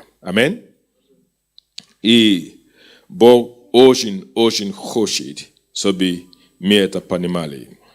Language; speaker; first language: Russian; non-native, fluent; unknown